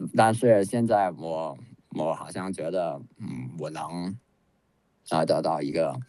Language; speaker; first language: Chinese; non-native, fluent; English